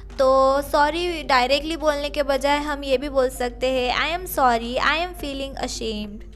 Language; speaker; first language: Hindi; native; Hindi